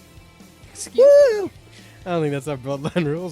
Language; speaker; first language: English; native; English